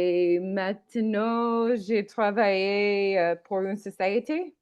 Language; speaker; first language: French; non-native, learner; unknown